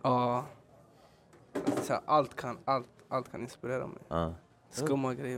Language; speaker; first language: Swedish; early bilingual, other home language; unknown